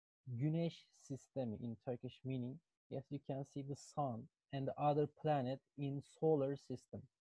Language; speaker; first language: English; non-native, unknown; Turkish